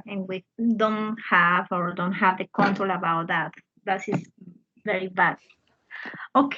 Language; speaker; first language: English; non-native, fluent; Spanish